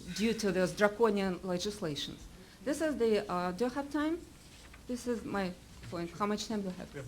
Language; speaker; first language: English; non-native, fluent; Russian